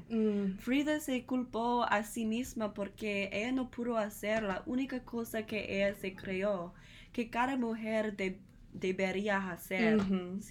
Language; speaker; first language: Spanish; non-native, learner; English